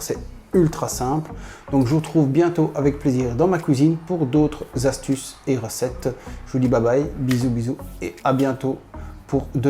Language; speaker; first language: French; native; French